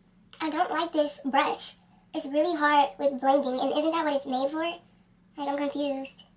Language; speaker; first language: English; native; English